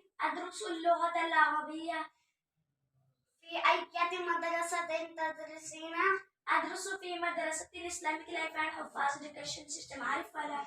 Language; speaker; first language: Arabic; non-native, learner; Urdu